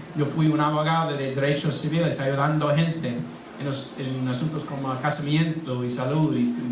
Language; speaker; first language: Spanish; non-native, fluent; English